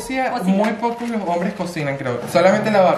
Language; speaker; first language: Spanish; native; Spanish